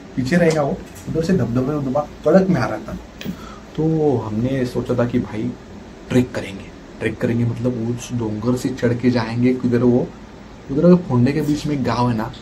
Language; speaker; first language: Hindi; non-native, local second language; Marathi